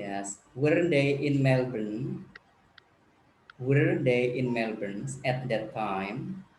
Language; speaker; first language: English; non-native, learner; Indonesian